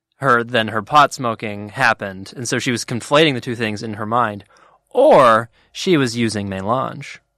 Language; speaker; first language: English; native; English